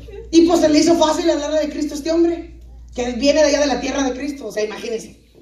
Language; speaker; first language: Spanish; native; Spanish